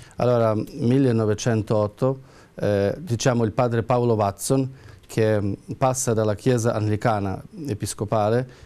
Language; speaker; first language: Italian; non-native, fluent; Ukrainian